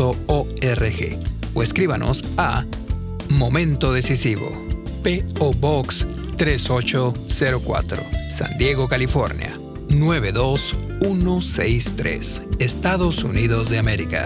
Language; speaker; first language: Spanish; native; Spanish